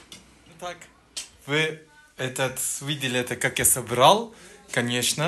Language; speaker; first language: Russian; non-native, learner; Turkish